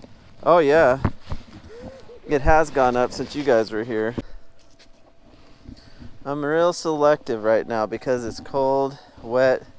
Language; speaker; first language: English; native; English